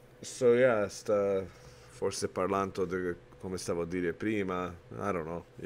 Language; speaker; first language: Italian; early bilingual, heritage; English